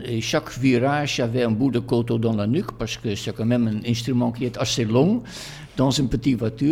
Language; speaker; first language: French; non-native, fluent; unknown